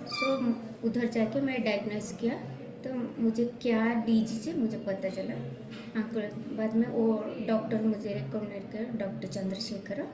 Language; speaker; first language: Hindi; non-native, local second language; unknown